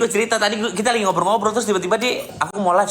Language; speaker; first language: Indonesian; native; Indonesian